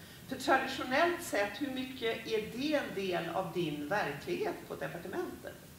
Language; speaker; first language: Swedish; native; Swedish